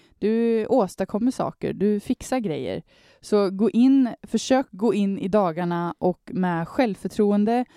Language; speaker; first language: Swedish; native; Swedish